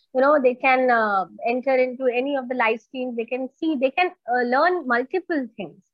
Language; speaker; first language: English; non-native, local second language; Hindi